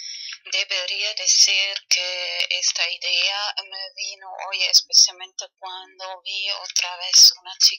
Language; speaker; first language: Spanish; non-native, learner; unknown